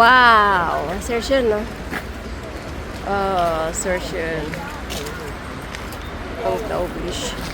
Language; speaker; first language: German; non-native, learner; Filipino